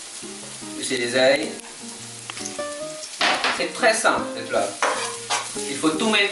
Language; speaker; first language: French; non-native, learner; Malay